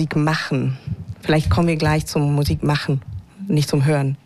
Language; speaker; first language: German; native; German